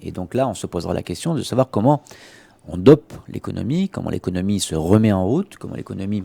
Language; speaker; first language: French; native; French